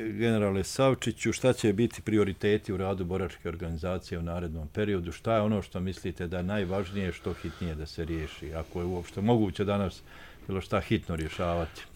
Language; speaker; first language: Bosnian; native; Bosnian